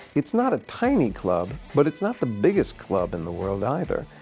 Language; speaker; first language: English; native; English